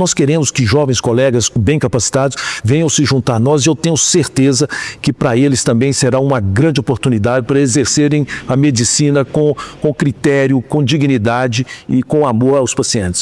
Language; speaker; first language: Portuguese; native; Portuguese